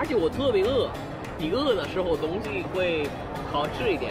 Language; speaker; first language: Chinese; non-native, fluent; Spanish